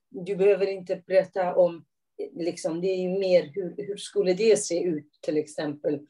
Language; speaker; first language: Swedish; non-native, fluent; Persian